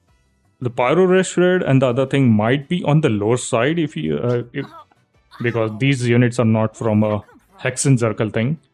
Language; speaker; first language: English; non-native, local second language; Hindi